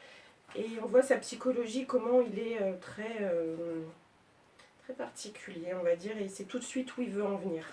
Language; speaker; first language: French; native; French